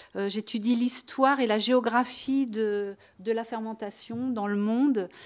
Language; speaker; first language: French; native; French